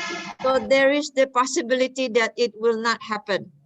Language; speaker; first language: English; non-native, fluent; Indonesian